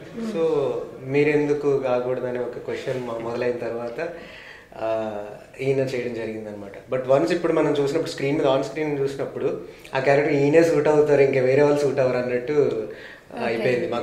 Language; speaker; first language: Telugu; native; Telugu